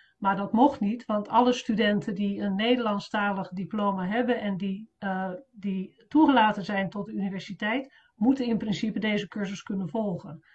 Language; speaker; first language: Dutch; native; Dutch